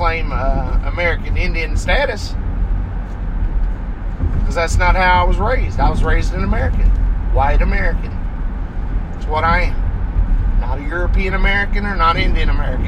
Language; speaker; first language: English; native; English